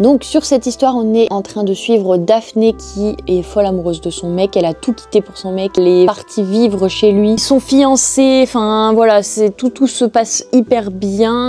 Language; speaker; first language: French; native; French